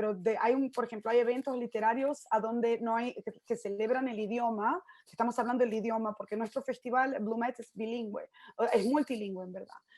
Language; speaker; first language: Spanish; native; Spanish